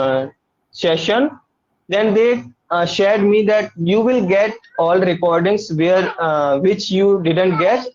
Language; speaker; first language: English; non-native, learner; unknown